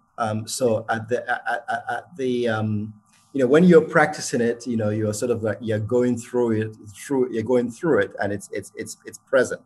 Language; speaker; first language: English; non-native, local second language; Yoruba